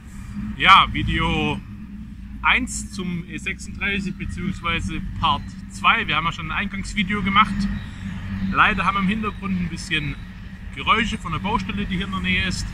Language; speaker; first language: German; native; German